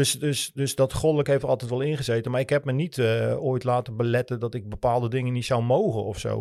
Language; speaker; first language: Dutch; native; Dutch